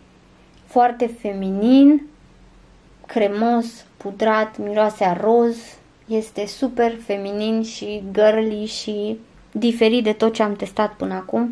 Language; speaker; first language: Romanian; native; Romanian